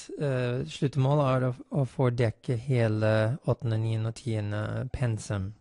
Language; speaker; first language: Norwegian; non-native, fluent; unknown